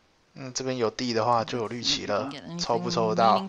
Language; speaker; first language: Chinese; native; Chinese